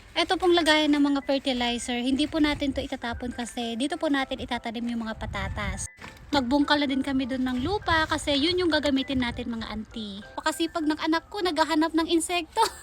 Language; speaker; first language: Filipino; non-native, local second language; Iloko